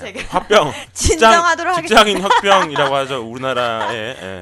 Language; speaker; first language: Korean; native; Korean